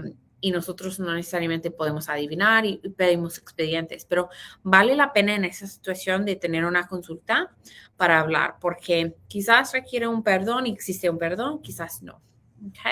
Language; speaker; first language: Spanish; early bilingual, heritage; Spanish